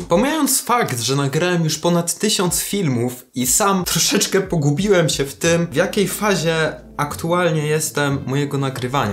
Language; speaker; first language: Polish; native; Polish